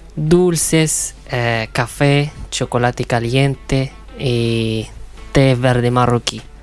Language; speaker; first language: Spanish; non-native, learner; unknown